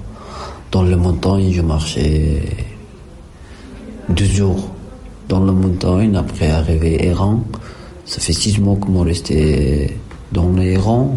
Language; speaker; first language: French; non-native, learner; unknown